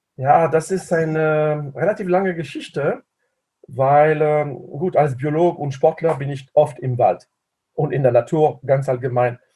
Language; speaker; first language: German; non-native, fluent; French